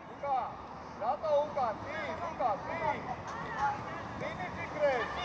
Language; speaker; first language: Georgian; native; Georgian